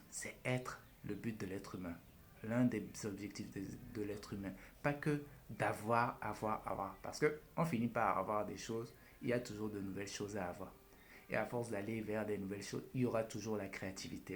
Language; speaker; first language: French; native; French